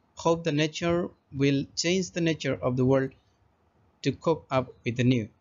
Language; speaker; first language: English; non-native, local second language; Assamese